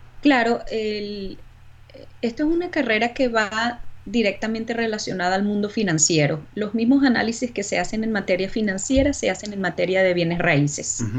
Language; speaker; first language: Spanish; native; Spanish